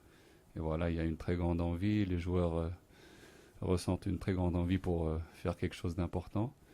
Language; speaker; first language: French; non-native, local second language; Arabic